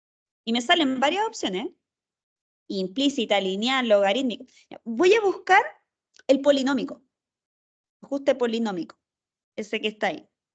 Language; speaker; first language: Spanish; native; Spanish